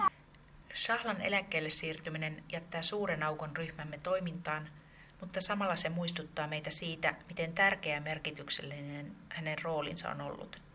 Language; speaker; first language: Finnish; native; Finnish